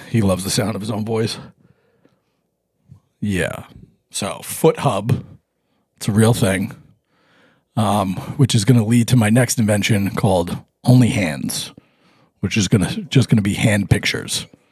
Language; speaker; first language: English; native; English